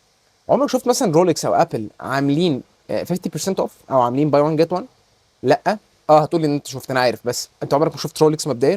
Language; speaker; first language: Arabic; native; Arabic